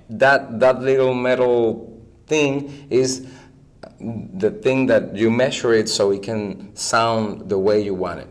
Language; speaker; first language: English; non-native, fluent; Spanish